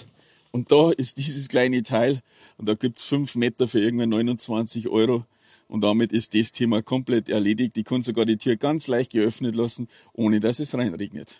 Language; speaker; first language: German; native; German